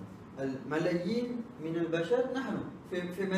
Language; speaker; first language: Arabic; non-native, learner; Malay